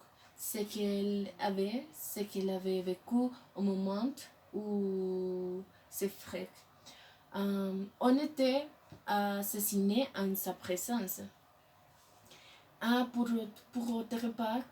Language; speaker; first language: French; non-native, learner; Spanish